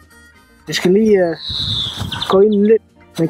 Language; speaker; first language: Danish; non-native, learner; Swahili